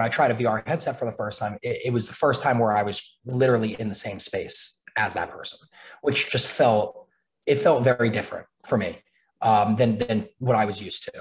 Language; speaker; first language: English; native; English